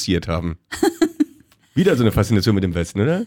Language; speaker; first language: German; native; German